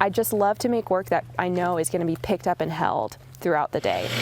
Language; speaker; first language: English; native; English